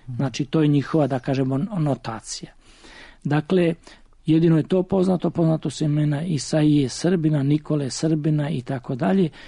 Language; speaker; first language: Serbian; native; Serbian